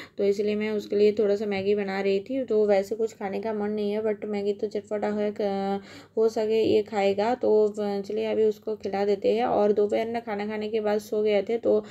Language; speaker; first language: Hindi; non-native, local second language; Bangla